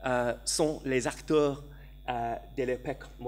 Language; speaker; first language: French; non-native, learner; English